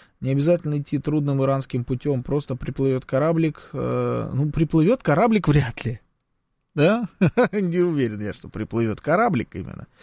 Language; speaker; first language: Russian; native; Russian